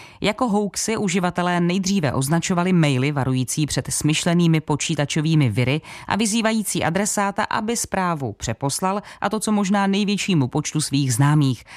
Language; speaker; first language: Czech; native; Czech